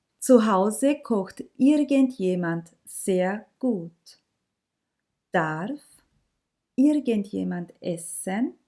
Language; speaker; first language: German; non-native, learner; Turkish